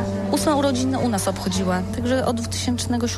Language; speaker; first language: Polish; non-native, local second language; Russian